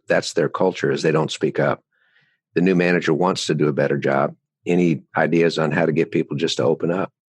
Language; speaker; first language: English; native; English